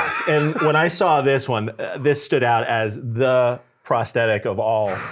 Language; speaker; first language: English; native; English